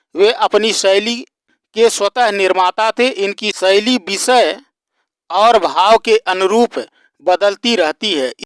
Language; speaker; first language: Hindi; native; Hindi